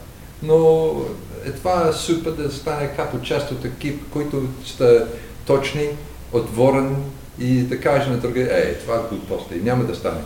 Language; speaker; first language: Bulgarian; non-native, learner; English